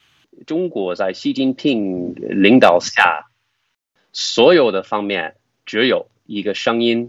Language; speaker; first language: Chinese; non-native, fluent; English